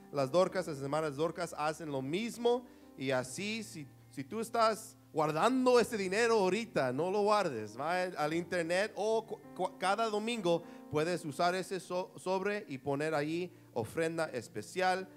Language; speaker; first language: Spanish; early bilingual, heritage; Spanish